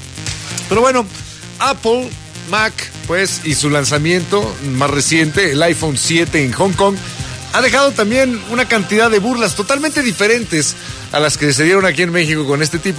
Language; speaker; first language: Spanish; native; Spanish